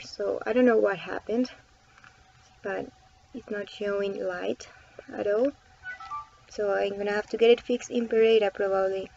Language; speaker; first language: English; non-native, fluent; Spanish